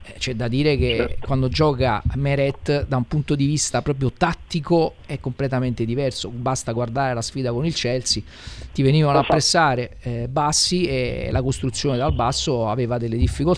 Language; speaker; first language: Italian; native; Italian